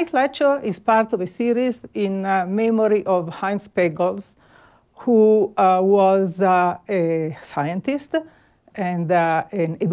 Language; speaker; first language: English; non-native, fluent; Italian